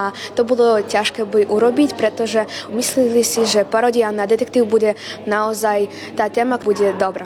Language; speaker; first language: Slovak; non-native, learner; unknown